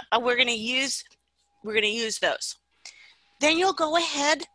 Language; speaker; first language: English; native; English